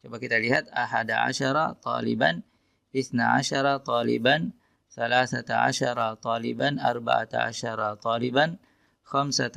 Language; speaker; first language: Arabic; non-native, fluent; Indonesian